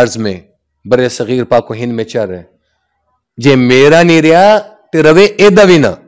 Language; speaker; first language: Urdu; non-native, local second language; Punjabi